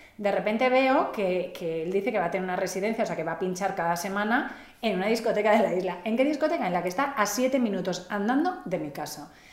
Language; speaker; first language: Spanish; native; Spanish